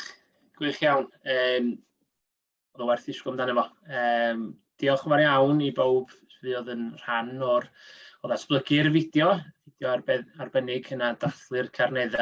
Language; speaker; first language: Welsh; native; Welsh